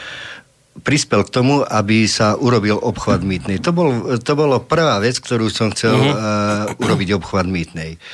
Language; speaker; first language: Slovak; native; Slovak